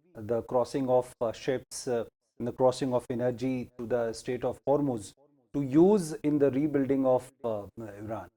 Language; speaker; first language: English; non-native, local second language; Hindi